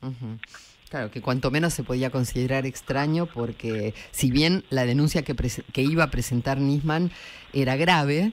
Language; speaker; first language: Spanish; native; Spanish